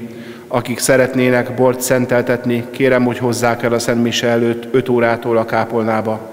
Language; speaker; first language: Hungarian; native; Hungarian